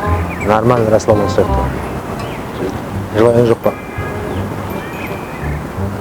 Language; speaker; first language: Russian; non-native, local second language; Kazakh